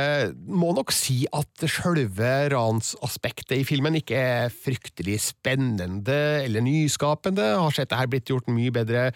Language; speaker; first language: Norwegian; native; Norwegian